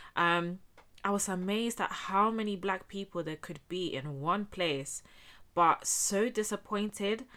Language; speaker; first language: English; early bilingual, heritage; Spanish